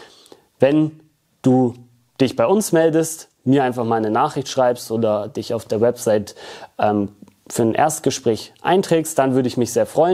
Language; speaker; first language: German; native; German